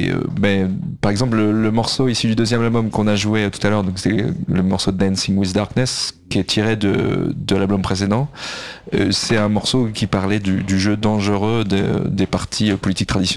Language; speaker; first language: French; native; French